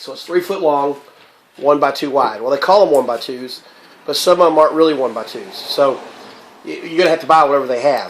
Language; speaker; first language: English; native; English